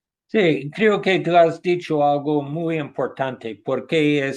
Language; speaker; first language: Spanish; non-native, learner; English